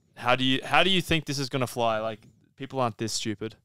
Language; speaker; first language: English; native; English